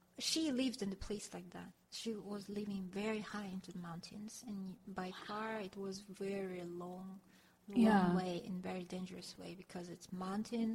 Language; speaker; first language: English; non-native, fluent; Russian